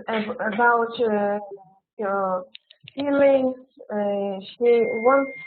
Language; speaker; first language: English; non-native, learner; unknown